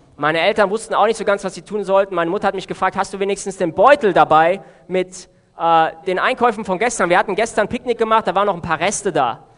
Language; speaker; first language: German; early bilingual, other home language; Romanian